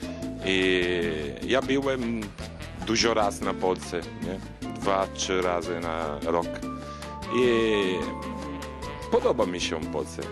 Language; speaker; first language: Polish; non-native, learner; Italian